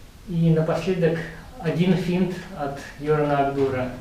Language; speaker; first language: Russian; native; Russian